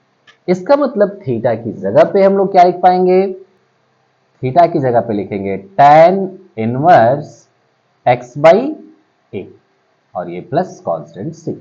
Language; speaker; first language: Hindi; native; Hindi